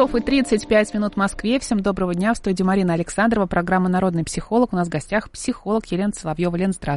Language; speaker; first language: Russian; native; Russian